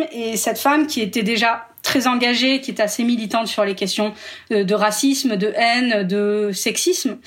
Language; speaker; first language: French; native; French